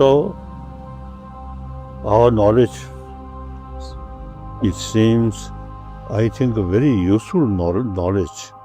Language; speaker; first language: English; non-native, learner; Tibetan